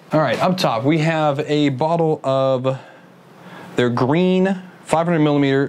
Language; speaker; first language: English; native; English